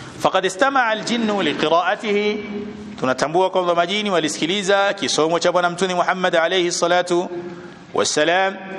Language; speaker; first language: Swahili; native; Swahili